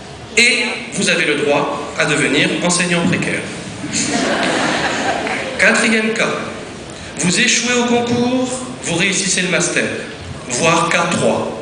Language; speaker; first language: French; native; French